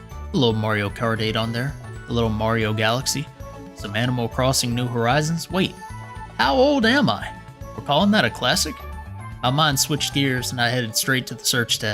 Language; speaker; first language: English; native; English